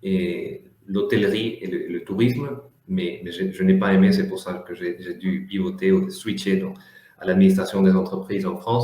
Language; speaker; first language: French; non-native, fluent; Spanish